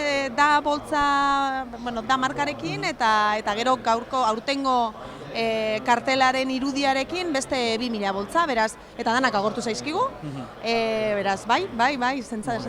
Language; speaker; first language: Basque; native; Basque